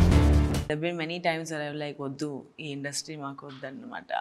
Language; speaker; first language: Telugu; non-native, local second language; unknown